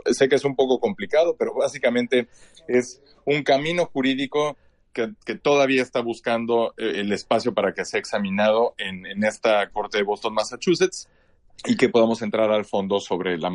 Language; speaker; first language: Spanish; native; Spanish